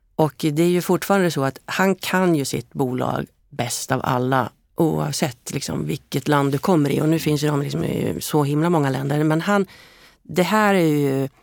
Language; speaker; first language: Swedish; native; Swedish